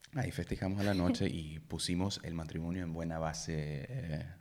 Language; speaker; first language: Spanish; non-native, fluent; German